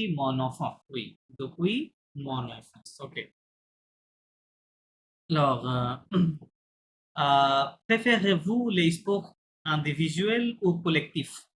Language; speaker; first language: French; non-native, fluent; Bangla